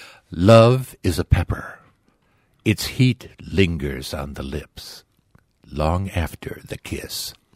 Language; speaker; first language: English; native; English